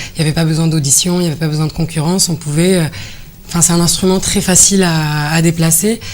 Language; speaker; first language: French; non-native, local second language; Arabic